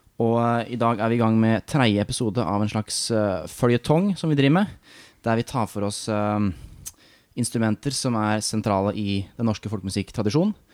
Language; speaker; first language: Norwegian; native; Norwegian